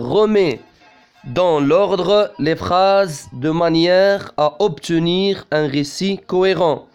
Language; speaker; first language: French; non-native, local second language; Arabic